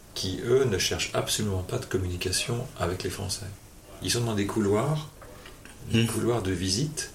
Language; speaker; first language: French; native; French